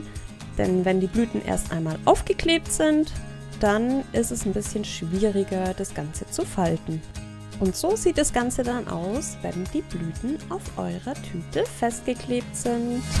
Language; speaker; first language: German; native; German